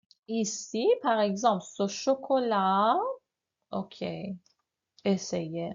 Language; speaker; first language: French; non-native, fluent; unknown